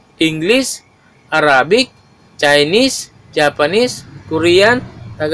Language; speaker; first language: English; non-native, local second language; Maguindanaon